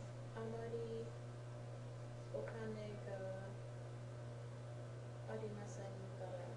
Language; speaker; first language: Japanese; non-native, learner; English